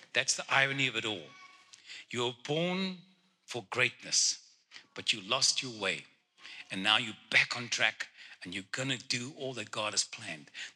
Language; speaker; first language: English; non-native, local second language; Afrikaans